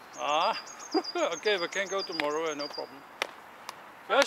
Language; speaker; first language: English; non-native, learner; Dutch